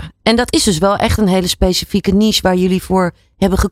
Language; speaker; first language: Dutch; native; Dutch